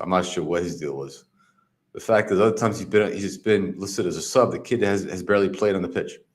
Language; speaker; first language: English; native; English